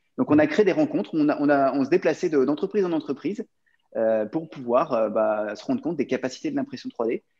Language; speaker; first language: French; native; French